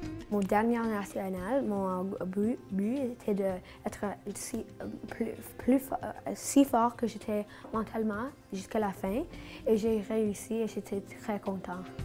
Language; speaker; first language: French; non-native, local second language; English